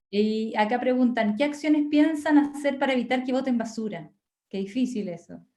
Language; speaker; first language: Spanish; native; Spanish